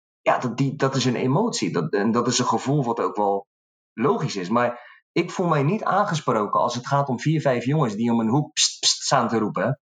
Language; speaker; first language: Dutch; early bilingual, other home language; Arabic